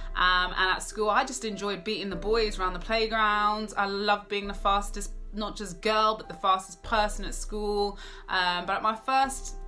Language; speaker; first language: English; native; English